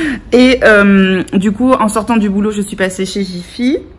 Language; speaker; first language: French; native; French